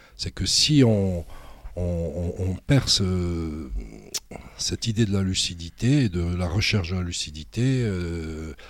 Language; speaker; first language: French; native; French